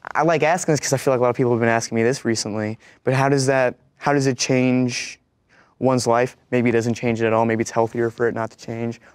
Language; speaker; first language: English; native; English